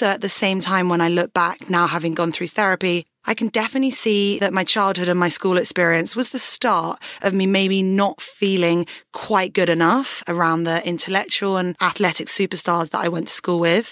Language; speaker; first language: English; native; English